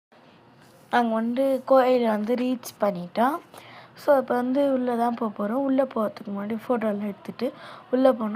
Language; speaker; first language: Tamil; native; Tamil